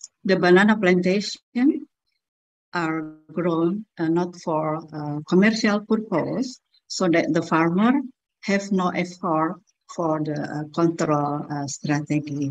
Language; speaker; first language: English; non-native, learner; Indonesian